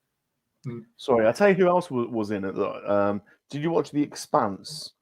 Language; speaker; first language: English; native; English